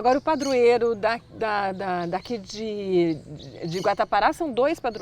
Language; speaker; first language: Portuguese; native; Portuguese